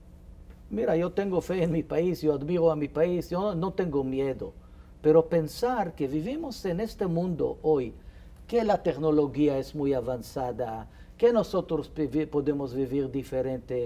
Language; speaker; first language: Spanish; non-native, fluent; Hebrew